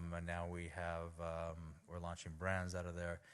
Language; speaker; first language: English; native; English